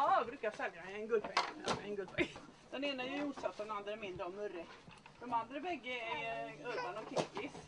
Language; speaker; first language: Swedish; non-native, fluent; Hindi